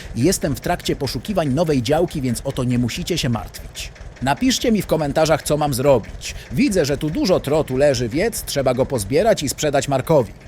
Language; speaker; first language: Polish; native; Polish